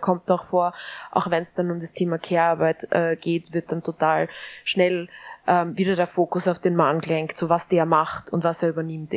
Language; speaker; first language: German; native; German